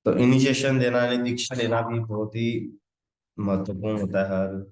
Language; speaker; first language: Hindi; non-native, local second language; Punjabi